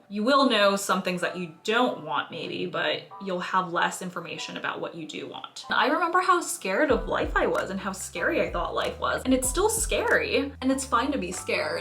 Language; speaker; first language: English; early bilingual, other home language; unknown